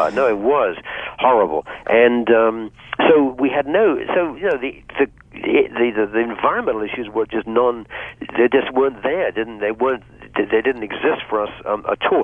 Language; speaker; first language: English; native; English